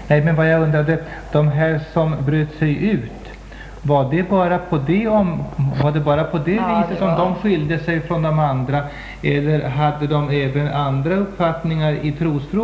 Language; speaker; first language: Swedish; native; Swedish